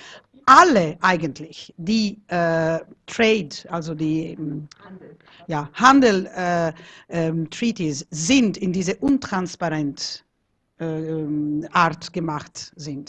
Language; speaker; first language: German; non-native, fluent; Italian